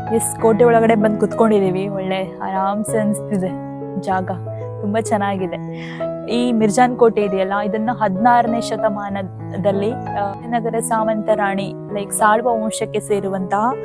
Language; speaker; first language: Kannada; native; Kannada